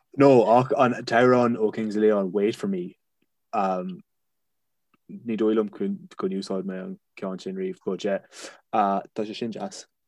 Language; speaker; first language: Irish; non-native, local second language; English